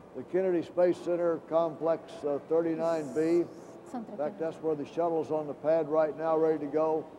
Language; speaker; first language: English; native; English